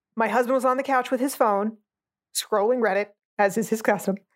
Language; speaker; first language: English; native; English